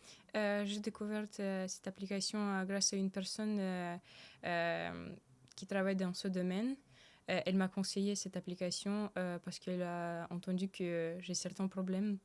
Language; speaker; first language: French; early bilingual, other home language; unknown